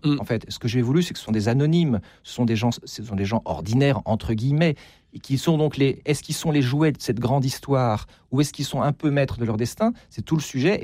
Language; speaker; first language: French; native; French